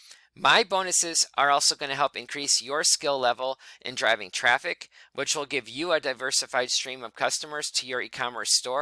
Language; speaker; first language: English; native; English